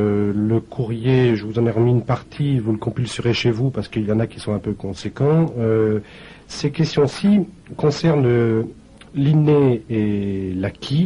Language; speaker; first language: French; native; French